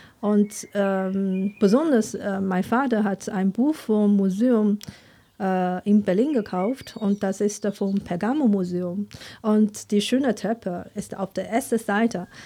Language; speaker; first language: German; non-native, fluent; Chinese